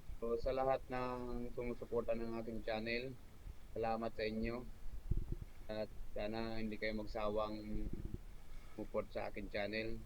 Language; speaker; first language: Filipino; native; Filipino